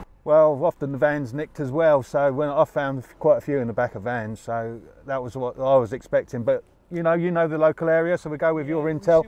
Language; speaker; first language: English; native; English